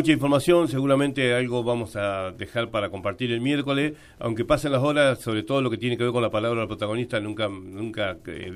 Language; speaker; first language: Spanish; native; Spanish